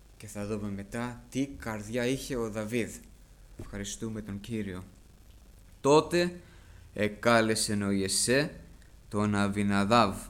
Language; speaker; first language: Greek; early bilingual, heritage; Greek